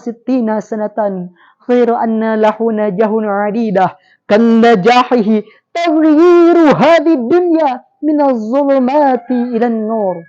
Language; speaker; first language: Arabic; non-native, learner; Indonesian